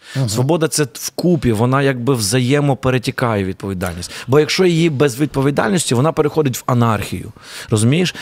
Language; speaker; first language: Ukrainian; native; Ukrainian